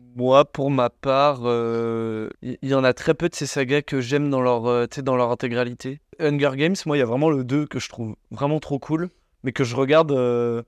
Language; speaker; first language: French; native; French